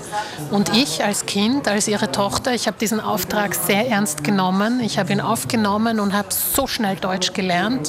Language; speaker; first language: German; early bilingual, other home language; Slovak